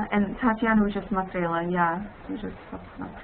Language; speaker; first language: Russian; non-native, learner; English